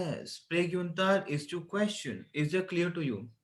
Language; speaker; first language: English; non-native, local second language; Hindi